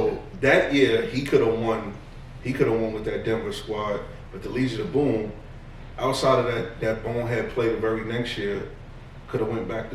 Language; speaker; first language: English; native; English